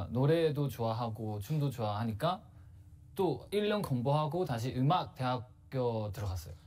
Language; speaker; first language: Korean; non-native, learner; Chinese